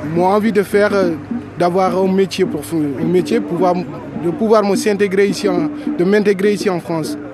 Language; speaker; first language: French; non-native, local second language; Wolof